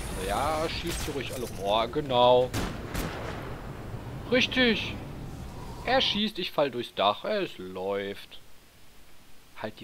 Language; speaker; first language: German; native; German